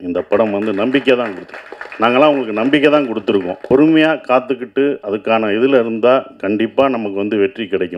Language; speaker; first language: Tamil; native; Tamil